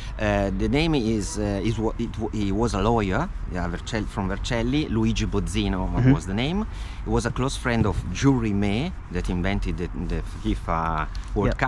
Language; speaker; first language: English; non-native, fluent; Italian